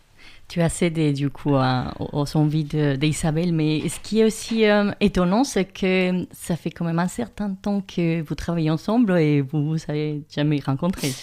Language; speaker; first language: French; non-native, fluent; Spanish